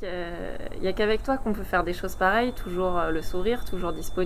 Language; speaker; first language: French; native; French